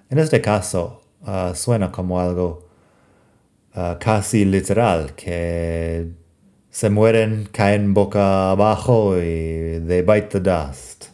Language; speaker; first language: Spanish; non-native, fluent; English